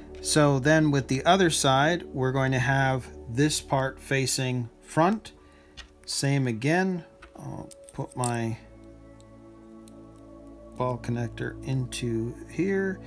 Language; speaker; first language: English; native; English